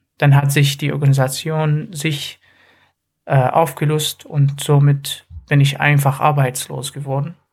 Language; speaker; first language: German; non-native, fluent; Arabic